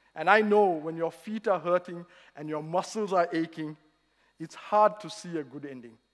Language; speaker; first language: English; native; English